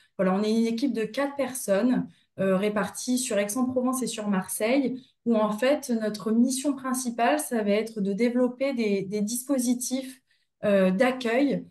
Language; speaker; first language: French; native; French